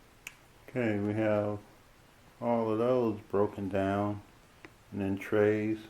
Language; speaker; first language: English; native; English